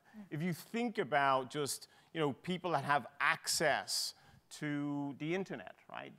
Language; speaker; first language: English; native; English